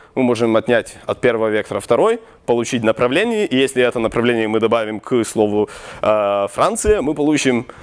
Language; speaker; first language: Russian; non-native, local second language; Ukrainian